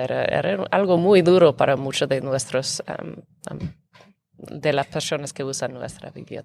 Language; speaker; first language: Spanish; non-native, fluent; English